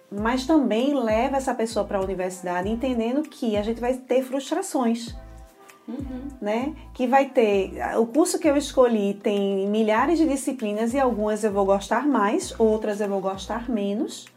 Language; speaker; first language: Portuguese; native; Portuguese